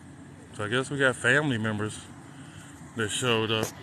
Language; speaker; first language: English; native; English